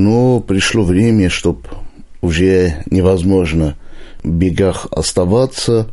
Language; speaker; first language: Russian; non-native, local second language; Armenian